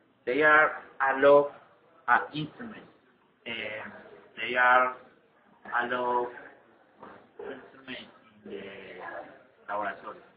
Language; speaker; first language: English; non-native, learner; Spanish